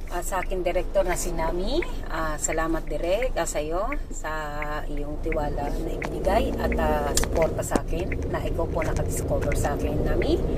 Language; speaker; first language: Filipino; native; Filipino